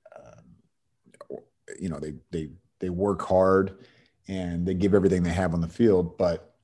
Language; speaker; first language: English; native; English